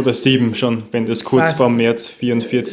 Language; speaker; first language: German; native; German